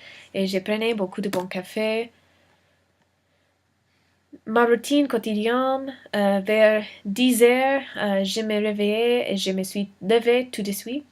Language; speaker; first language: French; non-native, learner; English